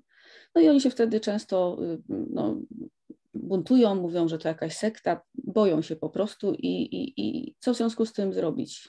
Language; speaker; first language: Polish; native; Polish